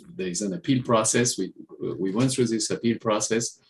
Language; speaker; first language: English; non-native, fluent; Romanian